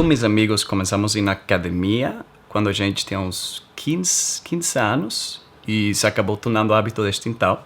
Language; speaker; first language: Portuguese; non-native, learner; English